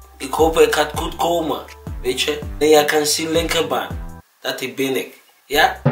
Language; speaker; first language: Dutch; non-native, learner; Akan